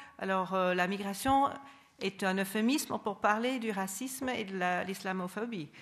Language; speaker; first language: French; non-native, fluent; English